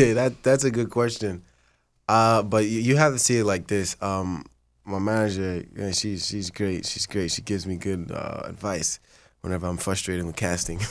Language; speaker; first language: English; non-native, fluent; Haitian Creole